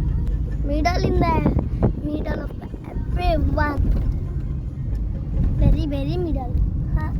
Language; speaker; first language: English; non-native, learner; Nepali